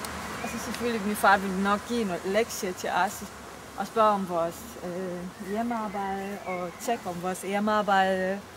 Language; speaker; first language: Danish; non-native, fluent; Romanian